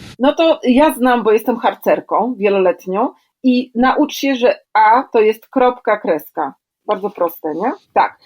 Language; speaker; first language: Polish; native; Polish